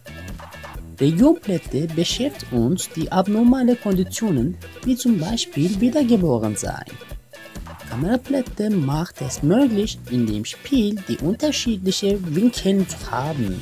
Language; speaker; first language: German; non-native, learner; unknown